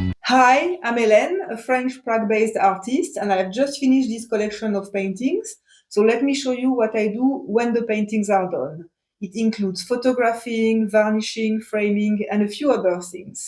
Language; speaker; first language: English; non-native, fluent; French